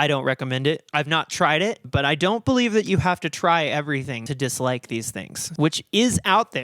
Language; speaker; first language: English; native; English